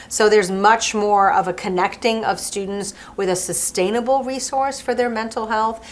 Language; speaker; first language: English; early bilingual, other home language; French